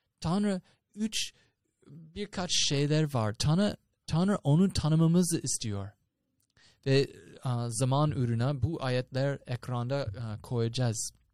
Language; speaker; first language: Turkish; non-native, fluent; English